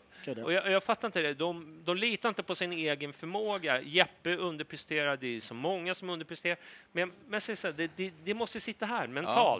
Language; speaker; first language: Swedish; native; Swedish